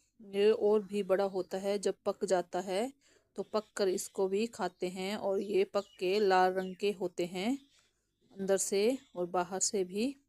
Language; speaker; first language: Hindi; non-native, local second language; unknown